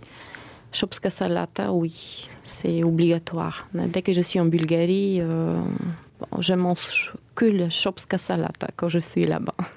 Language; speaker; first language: French; non-native, fluent; Bulgarian